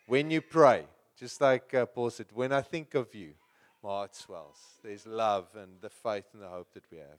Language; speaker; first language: English; non-native, local second language; Afrikaans